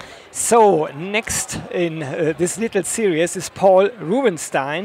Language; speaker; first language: English; non-native, fluent; German